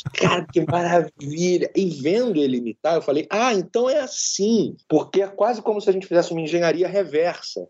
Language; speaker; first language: Portuguese; native; Portuguese